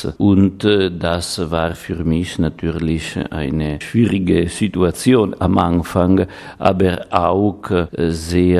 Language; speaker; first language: German; non-native, fluent; Italian